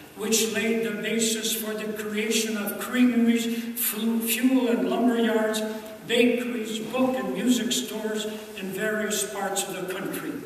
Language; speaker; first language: English; early bilingual, other home language; Ukrainian